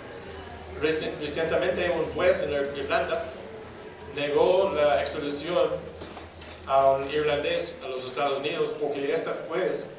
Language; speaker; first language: Spanish; non-native, fluent; English